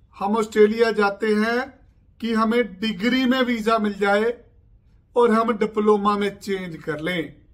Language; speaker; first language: Hindi; non-native, local second language; Punjabi